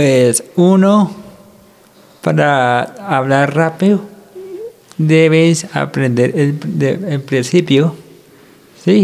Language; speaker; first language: Spanish; non-native, local second language; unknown